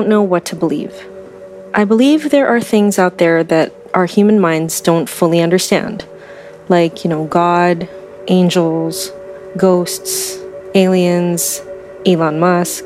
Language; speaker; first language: English; non-native, local second language; Filipino